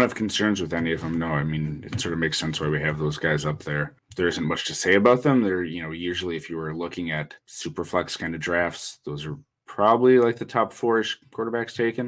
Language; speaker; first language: English; native; English